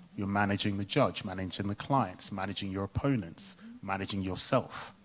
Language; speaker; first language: English; native; English